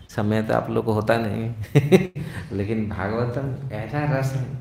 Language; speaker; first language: Hindi; non-native, local second language; Odia